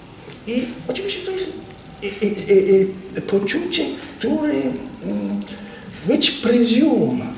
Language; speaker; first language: Polish; non-native, learner; Italian